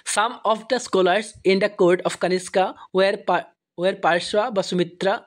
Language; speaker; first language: English; non-native, local second language; Assamese